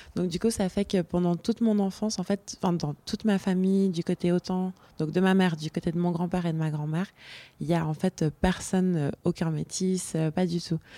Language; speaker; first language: French; native; French